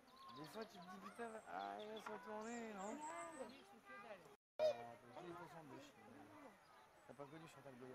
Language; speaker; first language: French; native; French